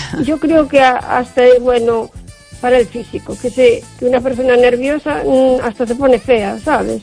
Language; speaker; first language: Spanish; native; Spanish